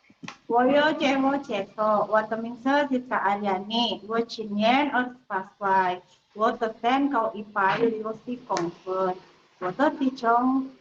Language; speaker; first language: Chinese; non-native, learner; Indonesian